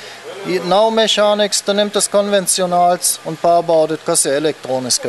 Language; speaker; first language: Latvian; non-native, learner; German